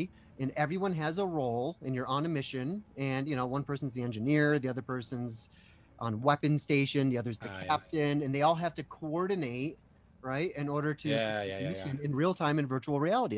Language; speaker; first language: English; native; English